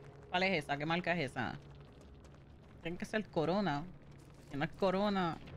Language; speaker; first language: Spanish; native; Spanish